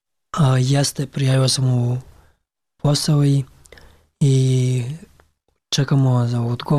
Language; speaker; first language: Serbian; non-native, learner; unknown